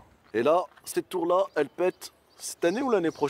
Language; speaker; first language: French; native; French